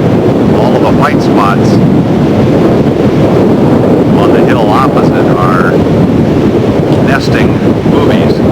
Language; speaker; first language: English; native; English